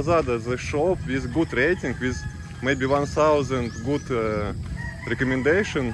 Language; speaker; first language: English; non-native, learner; Russian